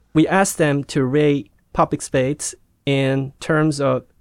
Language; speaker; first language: English; non-native, local second language; Cantonese